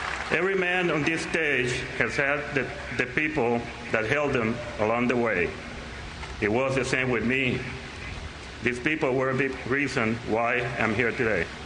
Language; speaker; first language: English; non-native, fluent; Spanish